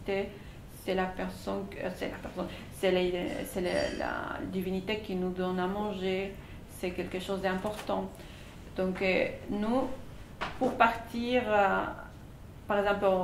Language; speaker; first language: French; non-native, fluent; Spanish